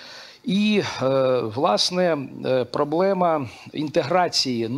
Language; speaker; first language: Ukrainian; native; Ukrainian